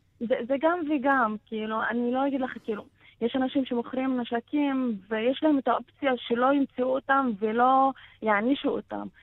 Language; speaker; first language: Hebrew; non-native, local second language; Arabic